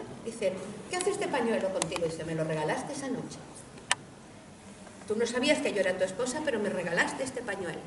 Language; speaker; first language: Spanish; native; Spanish